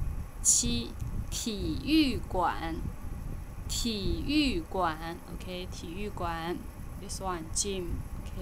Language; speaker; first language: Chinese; non-native, fluent; Lao